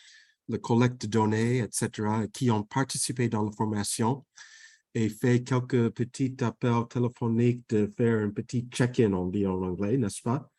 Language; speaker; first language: French; non-native, fluent; English